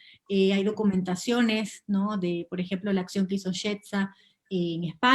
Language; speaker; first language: Spanish; native; Spanish